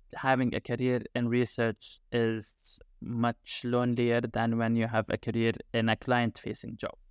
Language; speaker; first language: English; non-native, fluent; Arabic